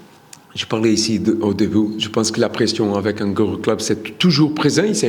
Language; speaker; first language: French; non-native, learner; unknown